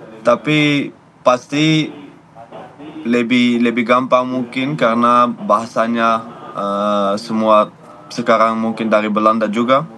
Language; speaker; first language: Indonesian; non-native, learner; Dutch